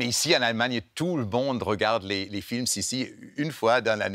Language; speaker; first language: French; non-native, fluent; German